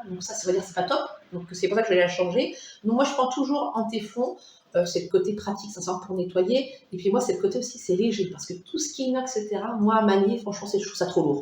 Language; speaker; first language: French; native; French